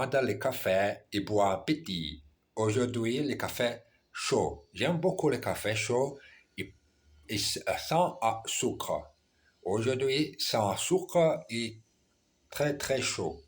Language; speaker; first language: French; non-native, learner; Portuguese